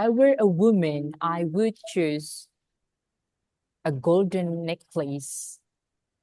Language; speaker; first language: English; non-native, fluent; Indonesian